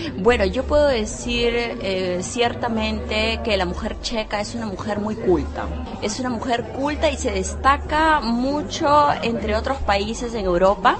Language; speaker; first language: Spanish; native; Spanish